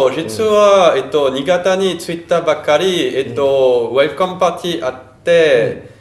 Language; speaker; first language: Japanese; non-native, learner; French